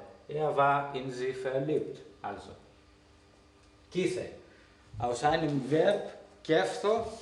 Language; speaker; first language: German; non-native, fluent; Greek